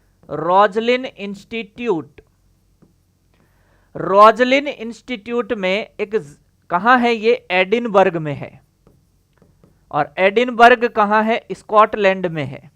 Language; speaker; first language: Hindi; native; Hindi